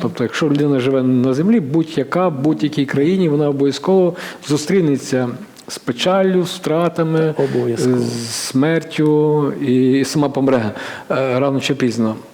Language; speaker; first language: Ukrainian; native; Ukrainian